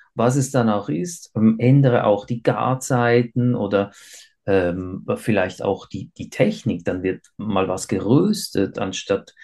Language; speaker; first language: German; native; German